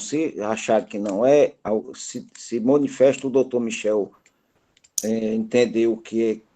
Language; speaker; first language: Portuguese; native; Portuguese